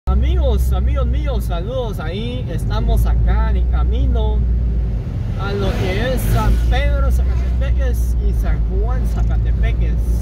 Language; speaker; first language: Spanish; native; Spanish